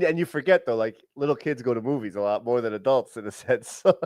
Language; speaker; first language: English; native; English